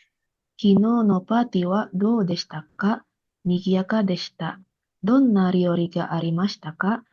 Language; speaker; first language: Japanese; non-native, learner; Indonesian